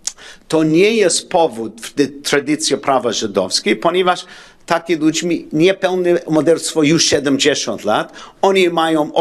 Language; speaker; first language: Polish; non-native, learner; English